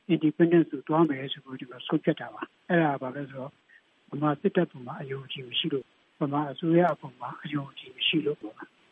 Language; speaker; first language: Burmese; non-native, local second language; Kachin